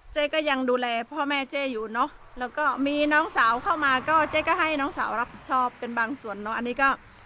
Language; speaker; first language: Thai; native; Thai